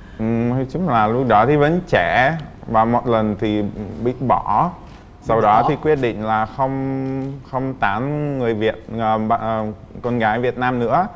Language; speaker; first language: Vietnamese; non-native, fluent; Czech